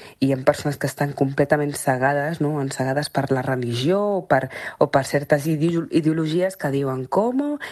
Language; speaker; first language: Catalan; early bilingual, other home language; Arabic